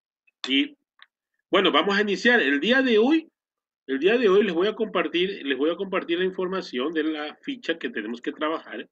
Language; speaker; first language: Spanish; native; Spanish